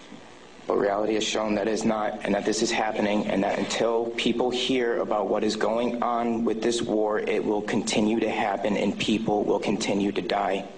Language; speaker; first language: English; native; English